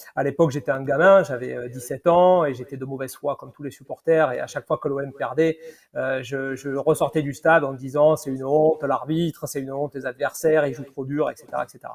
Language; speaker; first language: French; native; French